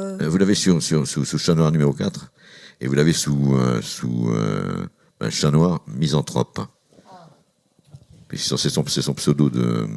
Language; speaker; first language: French; native; French